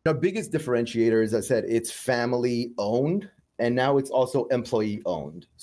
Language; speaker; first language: English; native; English